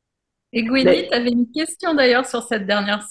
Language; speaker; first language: French; native; French